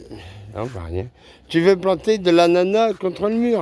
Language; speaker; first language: French; native; French